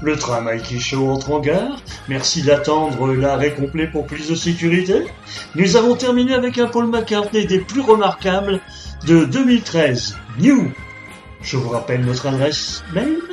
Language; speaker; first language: French; native; French